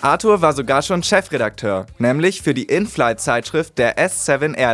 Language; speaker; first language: German; native; German